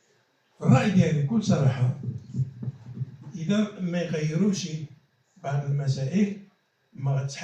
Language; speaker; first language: Arabic; native; Arabic